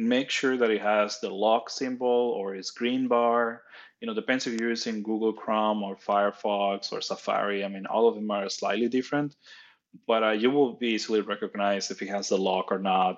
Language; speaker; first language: English; non-native, fluent; Spanish